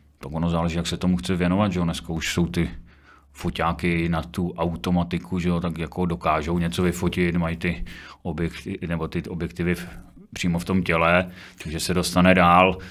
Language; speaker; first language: Czech; native; Czech